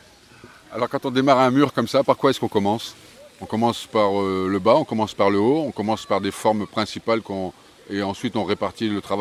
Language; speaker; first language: French; native; French